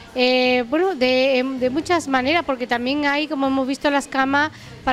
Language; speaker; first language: Spanish; native; Spanish